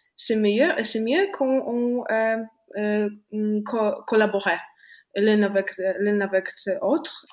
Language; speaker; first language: French; non-native, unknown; Polish